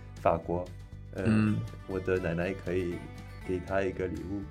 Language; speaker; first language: Chinese; non-native, learner; French